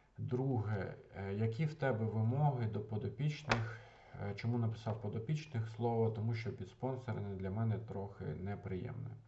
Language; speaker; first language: Ukrainian; non-native, local second language; Russian